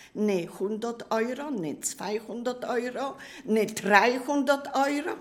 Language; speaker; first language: German; non-native, learner; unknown